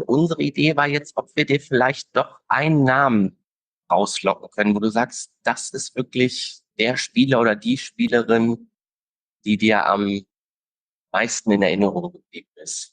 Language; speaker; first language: German; native; German